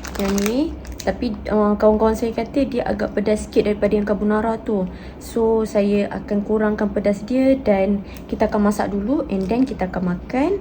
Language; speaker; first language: Malay; native; Malay